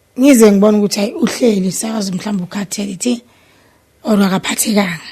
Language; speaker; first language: Zulu; native; Zulu